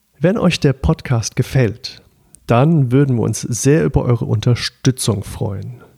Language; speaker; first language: German; native; German